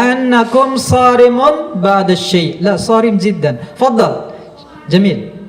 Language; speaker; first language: Arabic; non-native, fluent; Indonesian